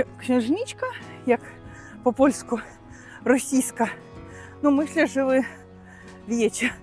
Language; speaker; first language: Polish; non-native, learner; Russian